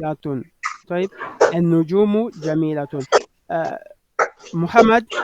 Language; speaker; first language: Arabic; non-native, fluent; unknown